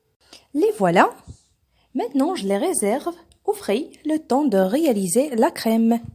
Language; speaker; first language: French; non-native, local second language; Arabic